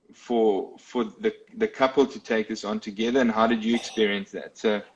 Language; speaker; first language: English; native; English